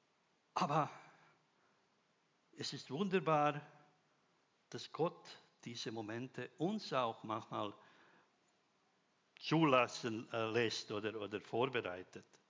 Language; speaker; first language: German; non-native, fluent; Croatian